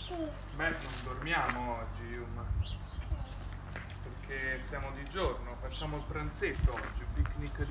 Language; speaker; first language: Italian; native; Italian